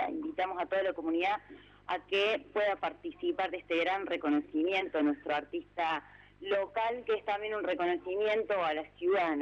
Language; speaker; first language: Spanish; native; Spanish